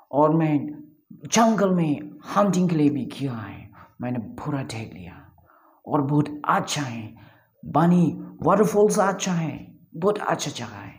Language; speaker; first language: Hindi; non-native, local second language; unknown